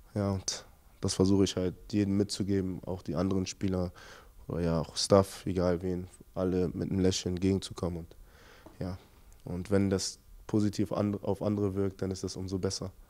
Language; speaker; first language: German; native; German